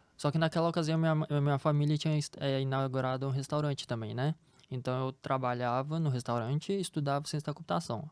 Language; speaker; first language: Portuguese; early bilingual, other home language; Chinese